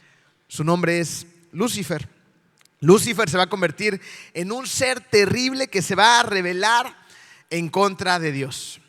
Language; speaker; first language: Spanish; native; Spanish